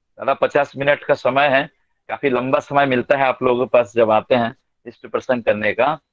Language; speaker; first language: Hindi; non-native, local second language; Bangla